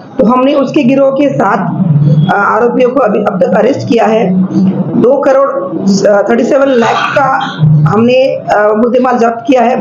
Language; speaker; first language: Hindi; non-native, local second language; Marathi